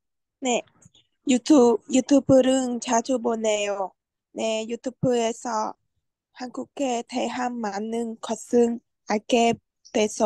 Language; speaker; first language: Korean; non-native, learner; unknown